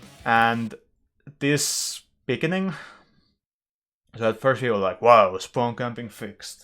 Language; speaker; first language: English; non-native, fluent; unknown